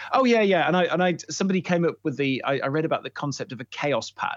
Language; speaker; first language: English; native; English